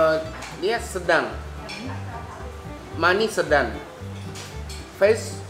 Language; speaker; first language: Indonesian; non-native, fluent; Japanese